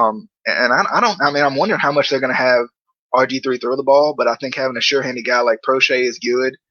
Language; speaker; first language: English; native; English